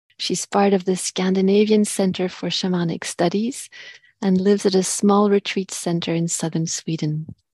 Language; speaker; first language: English; non-native, fluent; French